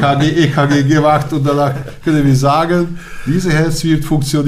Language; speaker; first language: German; non-native, learner; Hungarian